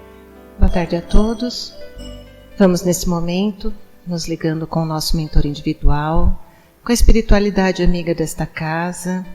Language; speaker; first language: Portuguese; native; Portuguese